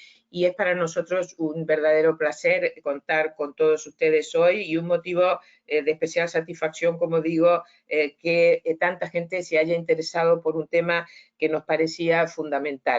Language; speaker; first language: Spanish; native; Spanish